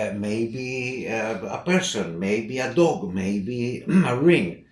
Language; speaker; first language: English; non-native, fluent; Greek